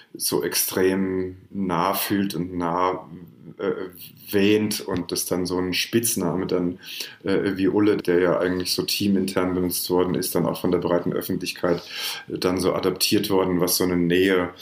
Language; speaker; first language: German; native; German